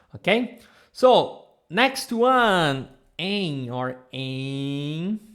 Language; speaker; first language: English; non-native, fluent; Portuguese